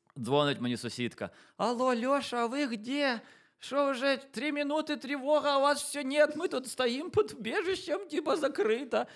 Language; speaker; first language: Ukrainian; native; Ukrainian